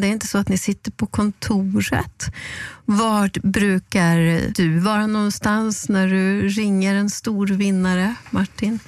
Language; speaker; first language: Swedish; native; Swedish